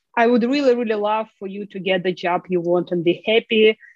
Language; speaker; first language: English; non-native, fluent; Ukrainian